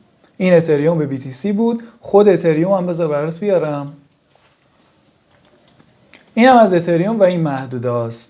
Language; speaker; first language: Persian; native; Persian